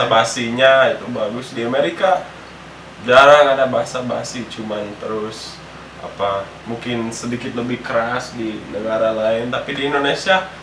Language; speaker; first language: Indonesian; early bilingual, other home language; English